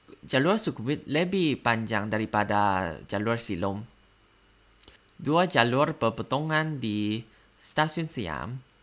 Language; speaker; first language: Indonesian; non-native, learner; Thai